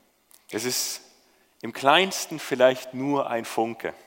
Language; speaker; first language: German; native; German